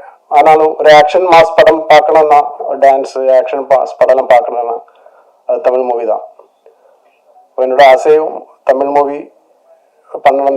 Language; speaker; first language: Tamil; non-native, learner; Malayalam